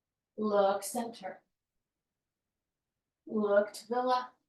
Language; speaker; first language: English; native; English